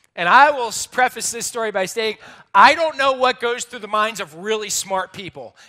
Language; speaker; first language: English; native; English